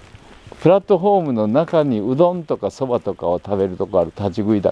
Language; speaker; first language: Japanese; native; Japanese